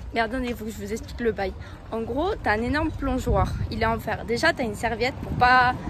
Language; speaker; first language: French; early bilingual, other home language; Spanish